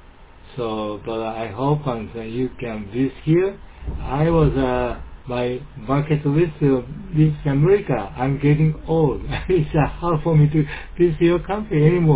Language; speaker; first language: English; non-native, learner; Japanese